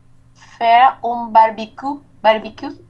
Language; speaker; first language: French; non-native, learner; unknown